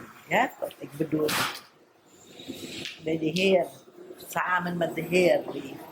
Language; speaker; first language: Dutch; non-native, fluent; Indonesian